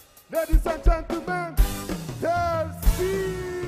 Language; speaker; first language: English; non-native, fluent; Seselwa Creole French